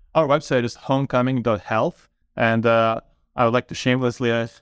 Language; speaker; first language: English; non-native, fluent; Ukrainian